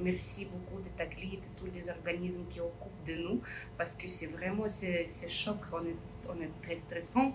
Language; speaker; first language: French; non-native, learner; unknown